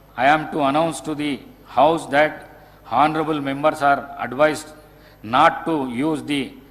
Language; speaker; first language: English; non-native, local second language; Telugu